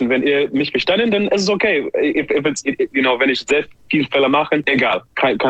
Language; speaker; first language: German; non-native, learner; English